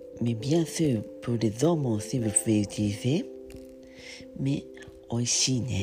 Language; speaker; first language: French; non-native, learner; Japanese